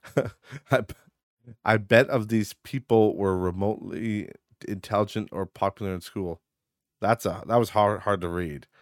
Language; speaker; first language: English; native; English